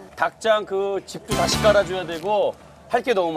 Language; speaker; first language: Korean; native; Korean